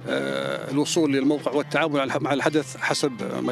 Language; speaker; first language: Arabic; native; Arabic